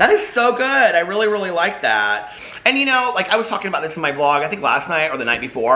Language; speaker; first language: English; native; English